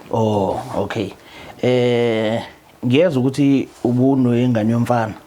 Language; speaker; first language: Zulu; native; Zulu